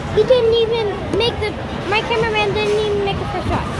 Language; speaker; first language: English; native; English